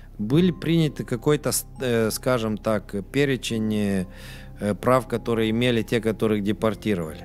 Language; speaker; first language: Russian; non-native, local second language; Romanian